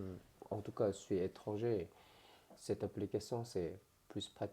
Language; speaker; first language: French; non-native, learner; Korean